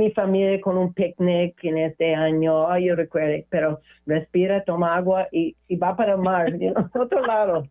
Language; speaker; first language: Spanish; non-native, learner; English